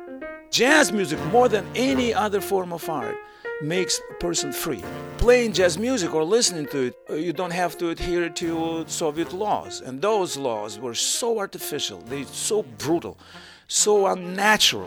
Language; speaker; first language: English; non-native, fluent; Russian